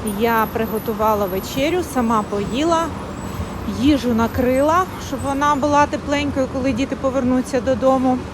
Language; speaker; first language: Ukrainian; native; Ukrainian